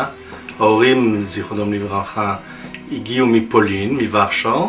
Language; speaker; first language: Hebrew; non-native, fluent; French